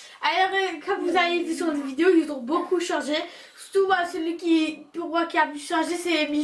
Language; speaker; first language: French; native; French